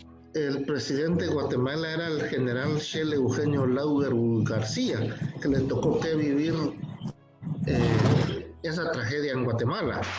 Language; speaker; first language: Spanish; native; Spanish